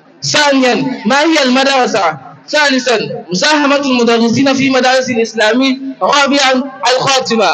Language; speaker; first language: Arabic; non-native, learner; Hausa